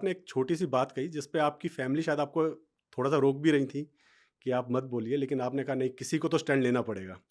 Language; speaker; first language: Hindi; native; Hindi